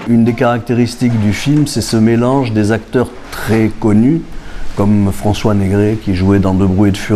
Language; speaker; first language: French; native; French